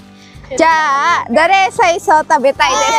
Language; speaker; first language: Japanese; non-native, learner; Indonesian